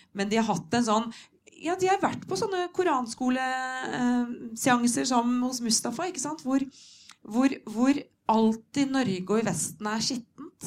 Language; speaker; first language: Norwegian; native; Norwegian